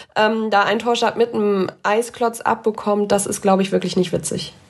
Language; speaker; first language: German; native; German